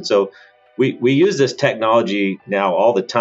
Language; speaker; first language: English; native; English